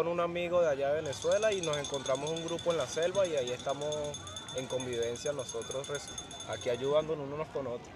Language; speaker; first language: Spanish; native; Spanish